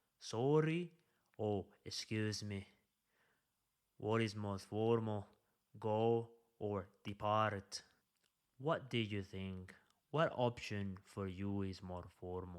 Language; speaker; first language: English; non-native, fluent; Spanish